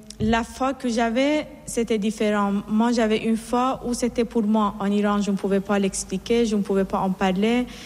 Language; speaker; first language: French; non-native, fluent; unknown